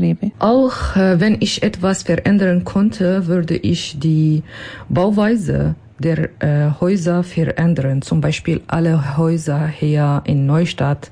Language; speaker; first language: German; non-native, learner; Kurdish